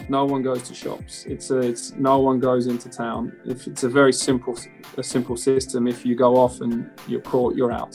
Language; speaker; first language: English; native; English